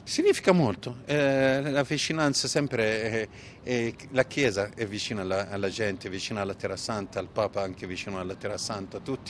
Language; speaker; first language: Italian; non-native, fluent; Arabic